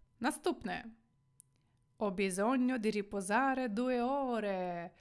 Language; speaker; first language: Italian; non-native, fluent; Ukrainian